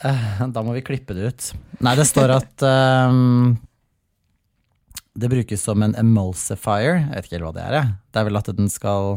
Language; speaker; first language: Norwegian; native; Norwegian